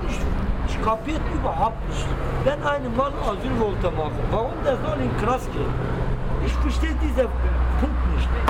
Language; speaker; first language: German; non-native, learner; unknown